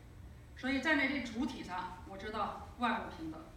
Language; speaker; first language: Chinese; native; Chinese